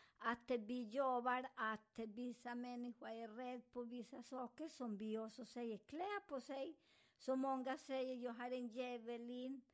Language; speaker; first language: Swedish; non-native, fluent; Spanish